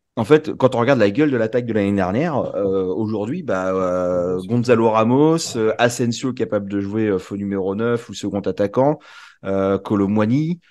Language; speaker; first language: French; native; French